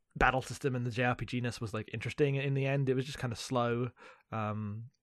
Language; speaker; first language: English; native; English